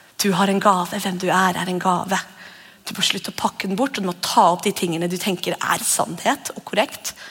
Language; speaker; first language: Norwegian; native; Norwegian